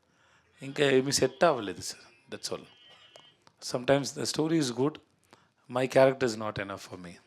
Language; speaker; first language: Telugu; non-native, learner; Tamil